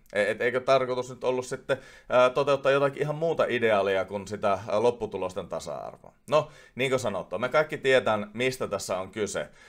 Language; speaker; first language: Finnish; native; Finnish